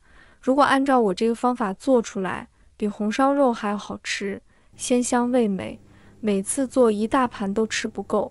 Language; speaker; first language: Chinese; native; Chinese